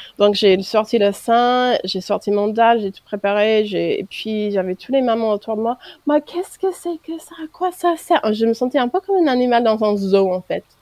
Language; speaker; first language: French; non-native, fluent; English